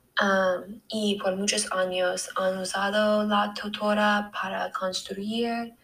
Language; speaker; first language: Spanish; non-native, learner; English